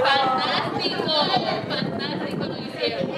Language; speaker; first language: Spanish; early bilingual, heritage; English